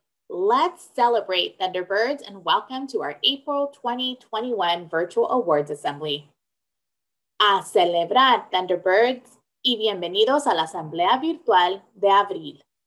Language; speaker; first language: English; native; English